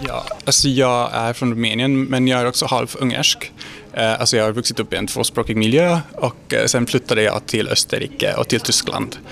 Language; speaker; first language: Swedish; non-native, fluent; Hungarian